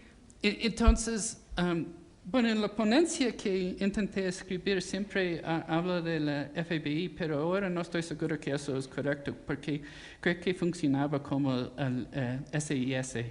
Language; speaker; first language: Spanish; non-native, fluent; English